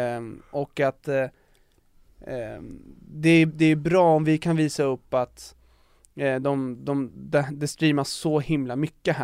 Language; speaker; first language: Swedish; native; Swedish